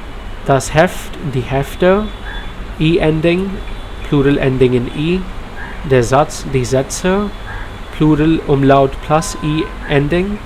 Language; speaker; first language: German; non-native, learner; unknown